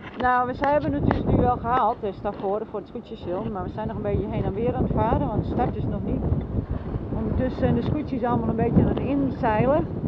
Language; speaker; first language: Dutch; non-native, local second language; Western Frisian